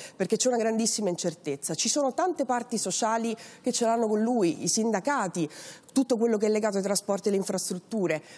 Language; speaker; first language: Italian; native; Italian